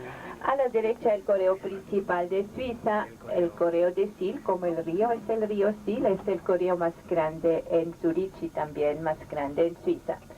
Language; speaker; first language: Spanish; non-native, fluent; German